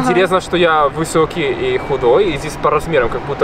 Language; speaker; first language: Russian; non-native, fluent; Spanish